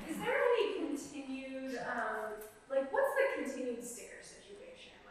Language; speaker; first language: English; native; English